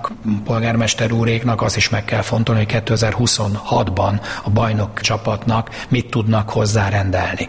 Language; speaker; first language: Hungarian; native; Hungarian